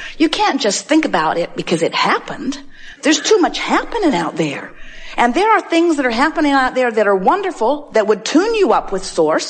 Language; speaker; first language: English; native; English